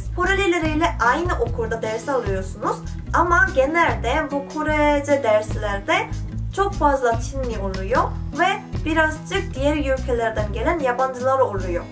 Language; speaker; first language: Turkish; non-native, fluent; Korean